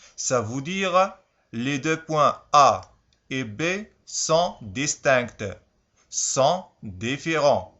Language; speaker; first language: French; non-native, local second language; Arabic